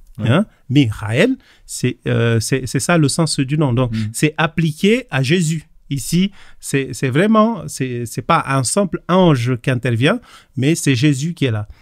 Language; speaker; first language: French; non-native, fluent; Kabuverdianu